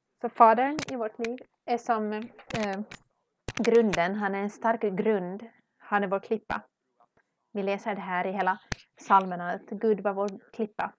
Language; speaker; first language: Swedish; non-native, learner; English